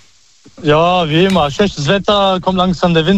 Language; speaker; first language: German; early bilingual, other home language; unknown